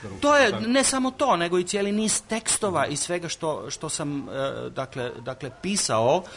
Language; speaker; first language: Croatian; native; Croatian